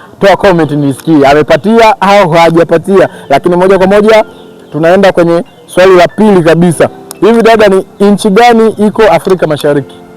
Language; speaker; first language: Swahili; native; Swahili